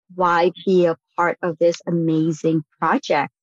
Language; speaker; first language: English; non-native, fluent; Vietnamese